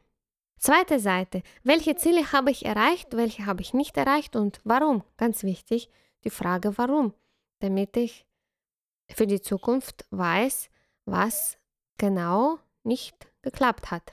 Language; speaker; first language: German; non-native, fluent; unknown